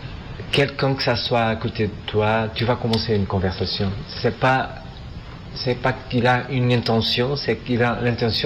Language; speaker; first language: French; non-native, fluent; Portuguese